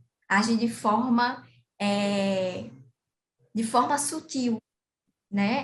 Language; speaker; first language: Portuguese; native; Portuguese